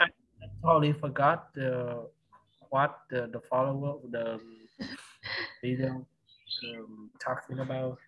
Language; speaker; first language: English; non-native, learner; Vietnamese